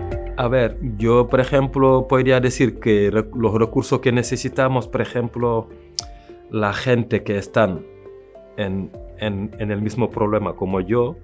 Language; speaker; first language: Spanish; non-native, fluent; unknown